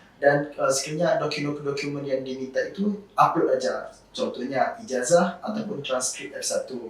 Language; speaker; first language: Malay; native; Malay